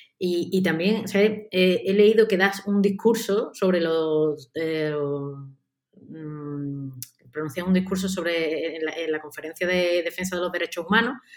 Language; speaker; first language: Spanish; native; Spanish